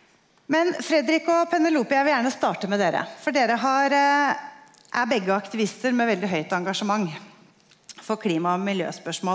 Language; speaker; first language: Norwegian; native; Norwegian